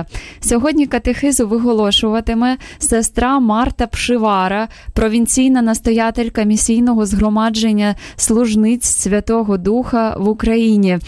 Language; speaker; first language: Ukrainian; native; Ukrainian